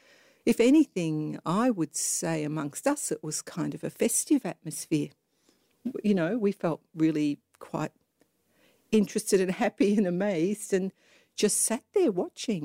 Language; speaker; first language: English; native; English